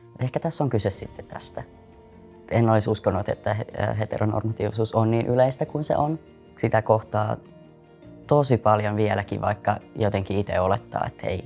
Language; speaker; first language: Finnish; native; Finnish